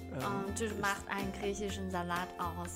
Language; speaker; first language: German; non-native, fluent; Chinese